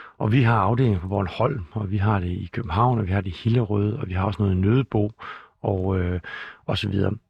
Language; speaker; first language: Danish; native; Danish